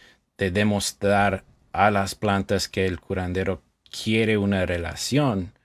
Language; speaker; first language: Spanish; non-native, fluent; English